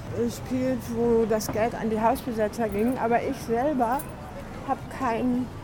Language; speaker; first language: German; native; German